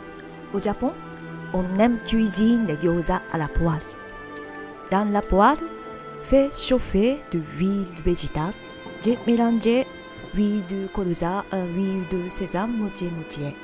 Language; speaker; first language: French; non-native, learner; Japanese